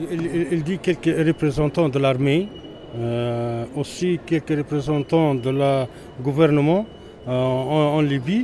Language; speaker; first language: French; non-native, learner; Arabic